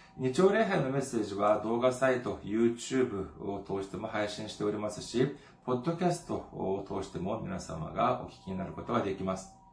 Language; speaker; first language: Japanese; non-native, fluent; Korean